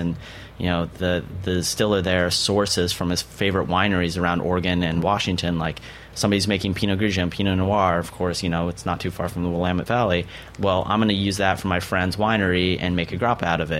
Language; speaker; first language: English; native; English